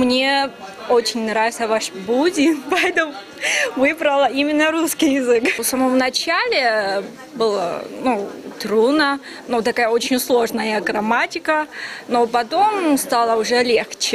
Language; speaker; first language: Russian; non-native, fluent; Chinese